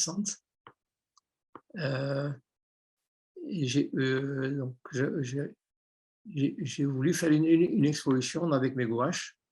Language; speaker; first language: French; non-native, fluent; Armenian